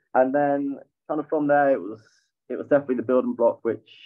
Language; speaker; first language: English; native; English